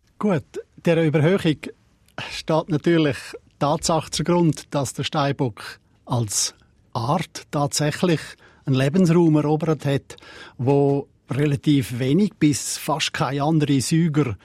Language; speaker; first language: German; native; German